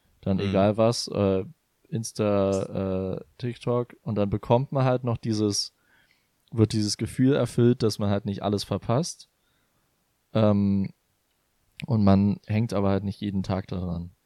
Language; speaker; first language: German; native; German